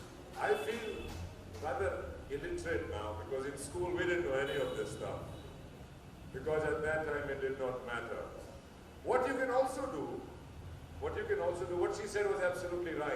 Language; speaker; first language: English; non-native, local second language; Hindi